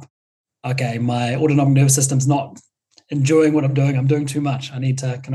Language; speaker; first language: English; native; English